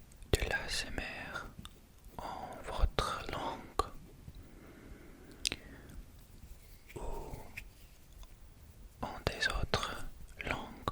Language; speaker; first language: French; non-native, fluent; English